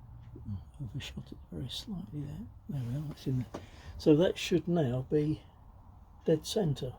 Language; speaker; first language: English; native; English